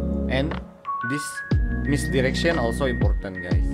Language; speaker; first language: English; non-native, learner; Indonesian